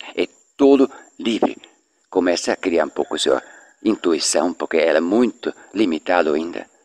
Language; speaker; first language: Portuguese; non-native, fluent; Swiss German